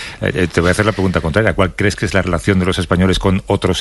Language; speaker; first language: Spanish; native; Spanish